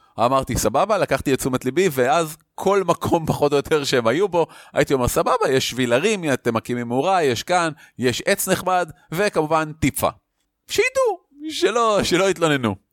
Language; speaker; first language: Hebrew; native; Hebrew